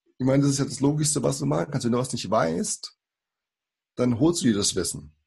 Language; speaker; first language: German; early bilingual, other home language; Portuguese